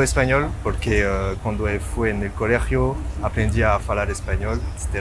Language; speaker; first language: Spanish; non-native, learner; French